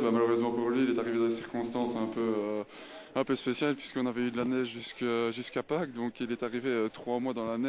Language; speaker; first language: French; native; French